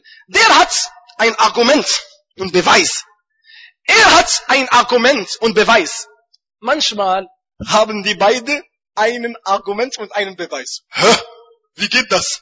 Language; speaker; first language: German; non-native, fluent; Arabic